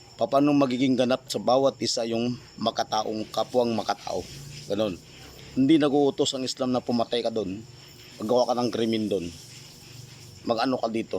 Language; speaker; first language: Filipino; non-native, local second language; Maranao